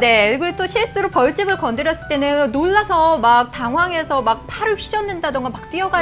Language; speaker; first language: Korean; native; Korean